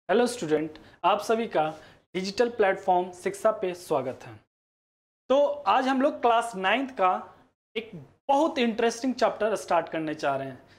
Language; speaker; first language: Hindi; native; Hindi